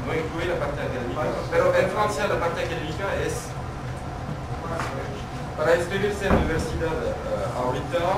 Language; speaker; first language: Spanish; non-native, fluent; French